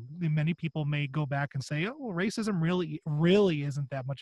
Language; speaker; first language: English; native; English